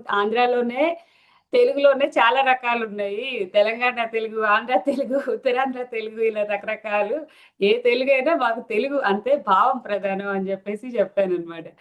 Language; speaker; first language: Telugu; native; Telugu